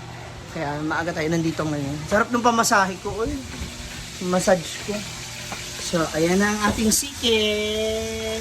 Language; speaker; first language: Filipino; non-native, local second language; Cebuano